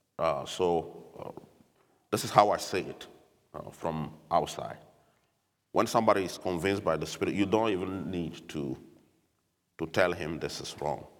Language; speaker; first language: English; non-native, fluent; French